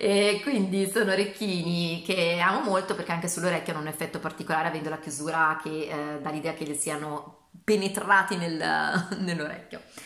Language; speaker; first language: Italian; native; Italian